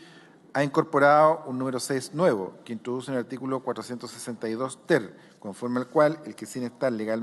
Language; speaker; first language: Spanish; native; Spanish